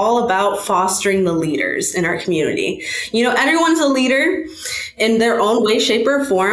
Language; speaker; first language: English; native; English